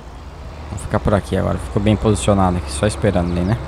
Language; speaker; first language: Portuguese; native; Portuguese